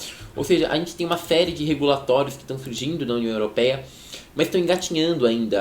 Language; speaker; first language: Portuguese; native; Portuguese